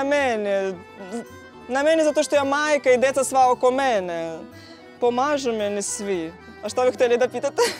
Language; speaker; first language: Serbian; non-native, learner; Russian